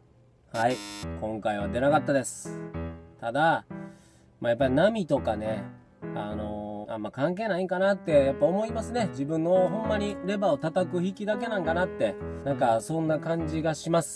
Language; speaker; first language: Japanese; native; Japanese